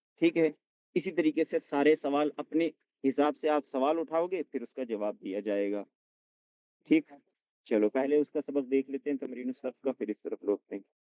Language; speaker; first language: Urdu; non-native, local second language; Punjabi